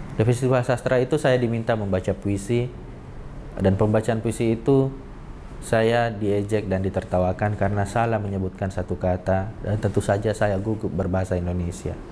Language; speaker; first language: Indonesian; non-native, local second language; Buginese